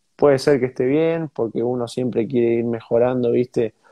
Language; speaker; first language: Spanish; native; Spanish